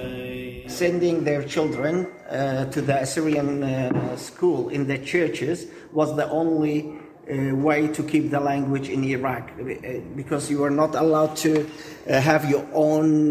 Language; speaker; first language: English; non-native, fluent; Assyrian Neo-Aramaic